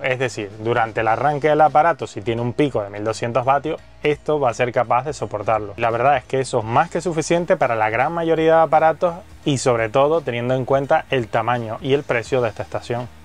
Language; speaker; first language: Spanish; native; Spanish